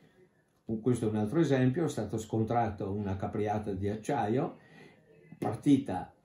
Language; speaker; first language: Italian; native; Italian